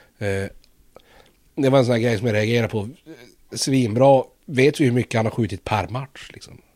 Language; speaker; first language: Swedish; native; Swedish